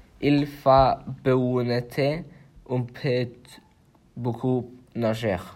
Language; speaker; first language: French; non-native, learner; Norwegian